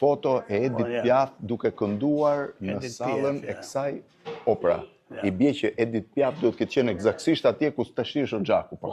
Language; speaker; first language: Albanian; native; Albanian